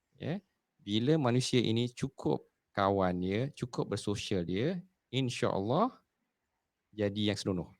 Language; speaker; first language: Malay; native; Malay